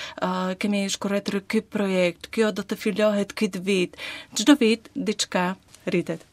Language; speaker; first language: Albanian; non-native, learner; Slovak